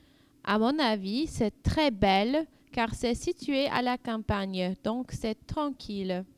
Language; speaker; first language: French; non-native, learner; English